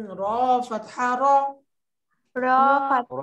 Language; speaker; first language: Arabic; non-native, learner; Bangla